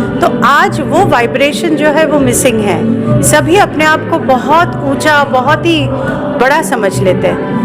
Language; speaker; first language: Hindi; non-native, local second language; Bangla